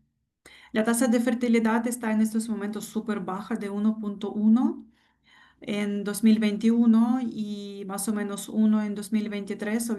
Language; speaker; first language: Spanish; non-native, fluent; Ukrainian